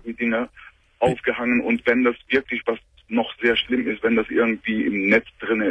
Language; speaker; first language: German; early bilingual, other home language; Turkish